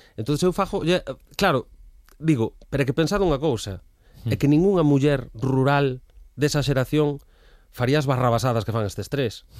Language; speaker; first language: Galician; native; Galician